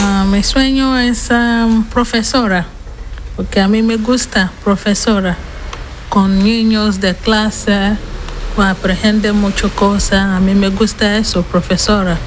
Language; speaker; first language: Spanish; non-native, learner; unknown